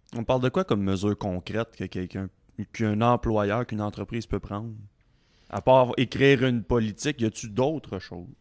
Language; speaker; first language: French; native; French